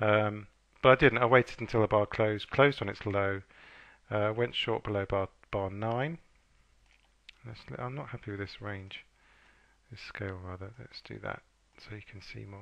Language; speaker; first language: English; native; English